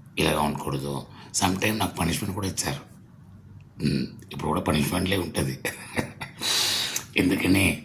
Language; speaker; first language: Telugu; non-native, learner; Tamil